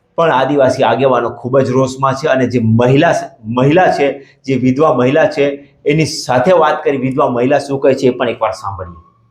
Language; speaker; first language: Gujarati; native; Gujarati